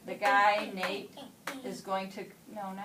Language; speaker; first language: English; native; English